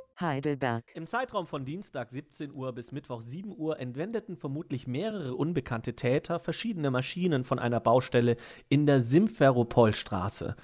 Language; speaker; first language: German; native; German